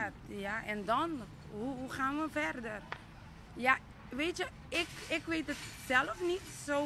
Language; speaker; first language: Dutch; non-native, local second language; Papiamento